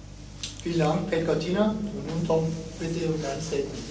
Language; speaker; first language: German; native; German